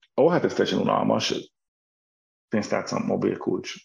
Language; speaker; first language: Hungarian; native; Hungarian